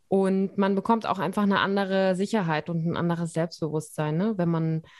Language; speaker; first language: German; native; German